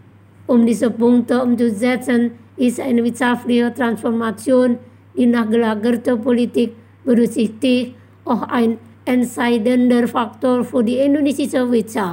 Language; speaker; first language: German; non-native, fluent; Indonesian